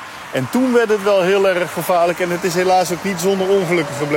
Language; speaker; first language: Dutch; native; Dutch